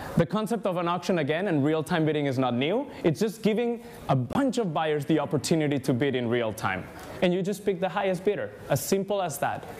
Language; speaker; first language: English; non-native, fluent; Spanish